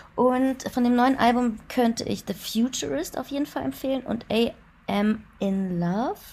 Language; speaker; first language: German; native; German